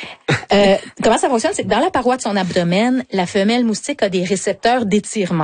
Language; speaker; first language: French; native; French